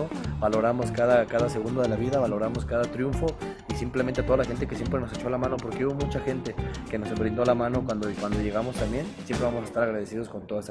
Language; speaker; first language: Spanish; native; Spanish